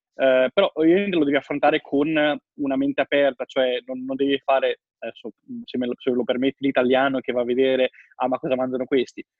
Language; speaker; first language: Italian; native; Italian